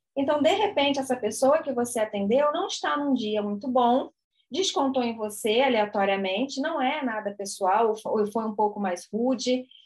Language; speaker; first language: Portuguese; native; Portuguese